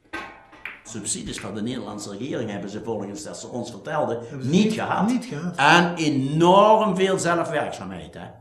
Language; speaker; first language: Dutch; native; Dutch